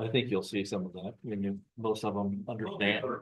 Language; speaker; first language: English; native; English